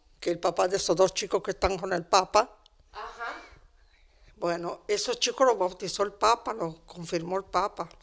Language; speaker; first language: Spanish; non-native, fluent; Italian